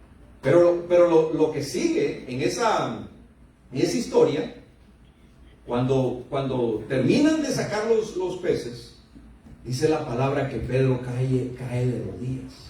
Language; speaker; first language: Spanish; native; Spanish